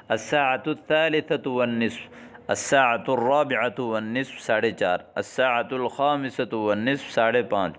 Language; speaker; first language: Arabic; non-native, fluent; Urdu